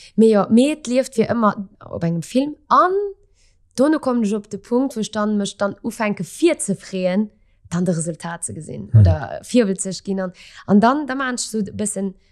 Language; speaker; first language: Luxembourgish; early bilingual, other home language; Portuguese